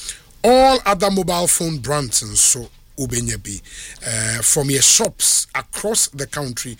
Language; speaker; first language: English; non-native, local second language; Akan